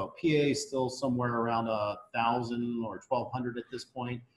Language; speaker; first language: English; native; English